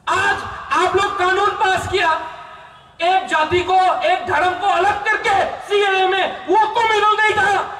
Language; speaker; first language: Hindi; non-native, local second language; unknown